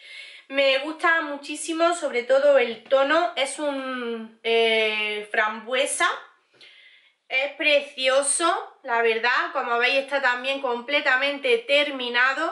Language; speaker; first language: Spanish; native; Spanish